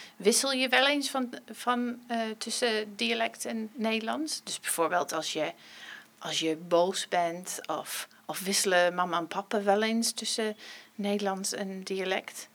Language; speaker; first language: Dutch; non-native, fluent; English